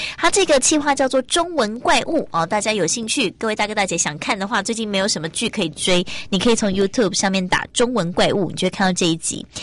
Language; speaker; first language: Chinese; native; Chinese